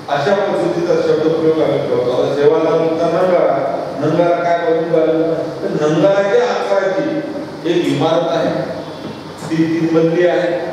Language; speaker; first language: Marathi; non-native, local second language; Lambadi